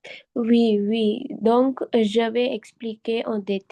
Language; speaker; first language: French; non-native, learner; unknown